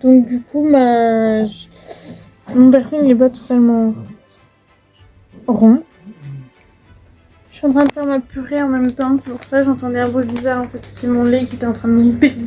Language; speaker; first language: French; native; French